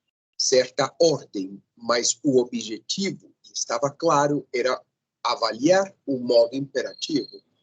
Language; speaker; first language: Portuguese; non-native, fluent; Spanish